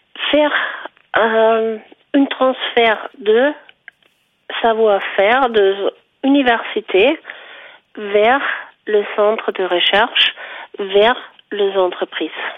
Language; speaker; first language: French; non-native, fluent; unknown